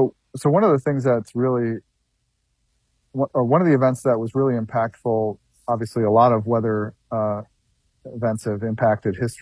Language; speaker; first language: English; native; English